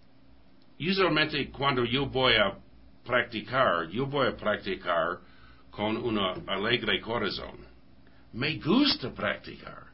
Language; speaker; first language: Spanish; non-native, learner; English